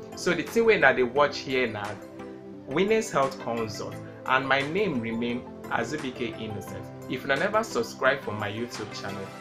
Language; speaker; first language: Nigerian Pidgin; non-native, local second language; Igbo